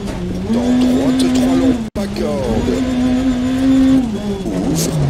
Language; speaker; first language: French; native; French